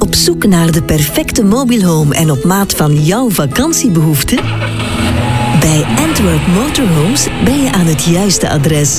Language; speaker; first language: Dutch; native; Dutch